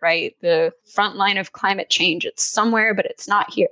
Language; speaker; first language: English; native; English